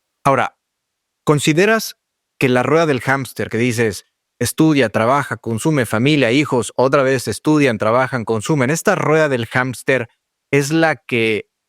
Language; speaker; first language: Spanish; native; Spanish